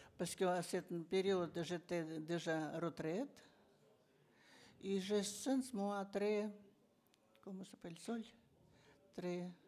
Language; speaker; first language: French; non-native, learner; Russian